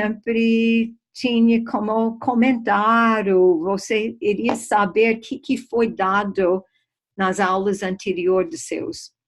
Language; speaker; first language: Portuguese; non-native, fluent; English